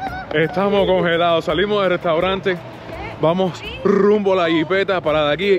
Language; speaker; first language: Spanish; native; Spanish